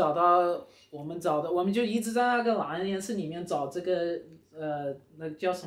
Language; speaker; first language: Chinese; early bilingual, heritage; Chinese